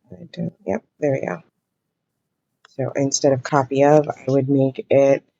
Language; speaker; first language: English; native; English